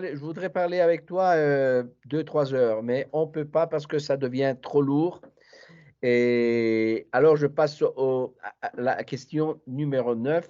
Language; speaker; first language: French; non-native, fluent; Italian